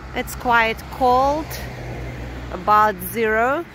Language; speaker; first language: English; non-native, fluent; Russian